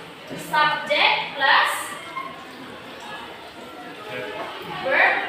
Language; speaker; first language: English; non-native, learner; Indonesian